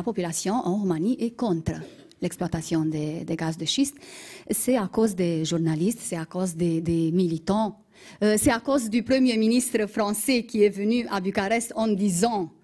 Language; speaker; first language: French; non-native, fluent; Romanian